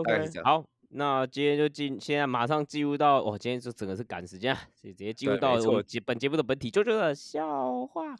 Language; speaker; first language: Chinese; native; Chinese